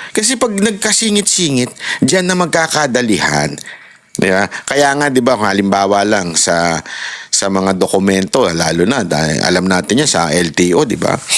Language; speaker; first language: Filipino; native; Filipino